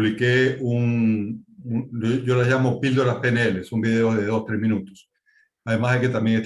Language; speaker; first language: Spanish; native; Spanish